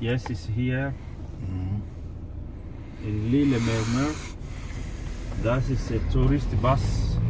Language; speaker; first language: English; non-native, learner; Somali